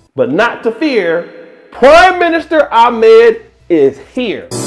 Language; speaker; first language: English; native; English